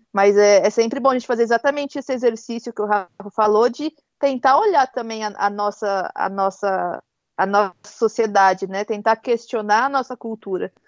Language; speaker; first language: Portuguese; native; Portuguese